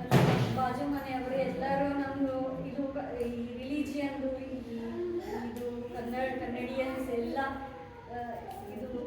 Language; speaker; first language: Kannada; non-native, learner; Telugu